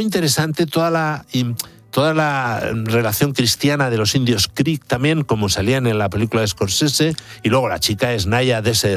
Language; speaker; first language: Spanish; native; Spanish